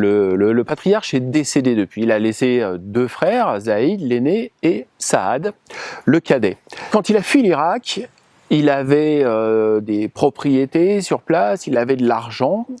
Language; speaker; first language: French; native; French